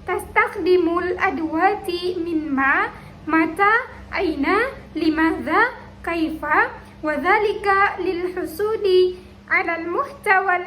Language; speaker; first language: Arabic; non-native, learner; Indonesian